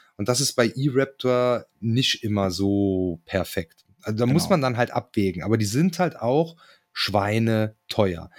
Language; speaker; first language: German; native; German